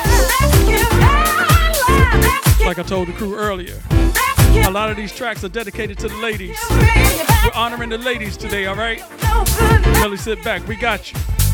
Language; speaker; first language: English; native; English